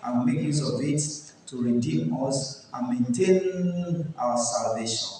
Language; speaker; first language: English; non-native, local second language; Yoruba